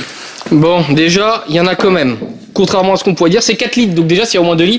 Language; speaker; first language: French; native; French